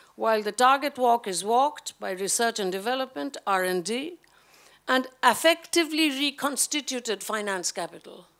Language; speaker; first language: English; non-native, local second language; Bangla